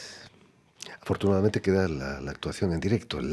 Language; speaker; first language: Spanish; native; Spanish